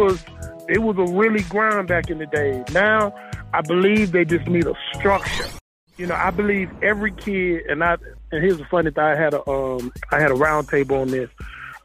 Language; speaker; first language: English; native; English